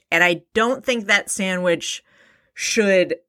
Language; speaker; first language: English; native; English